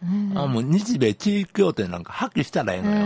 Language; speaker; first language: Japanese; native; Japanese